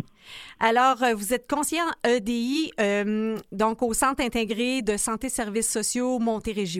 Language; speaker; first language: French; native; French